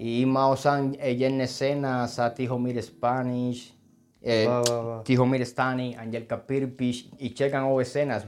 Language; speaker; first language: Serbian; non-native, learner; Spanish